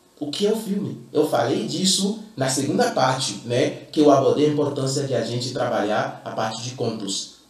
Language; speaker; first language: Portuguese; non-native, fluent; Fon